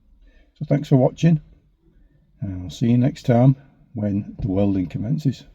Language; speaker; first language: English; native; English